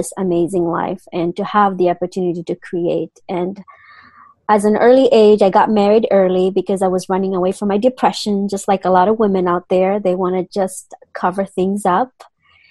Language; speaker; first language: English; non-native, fluent; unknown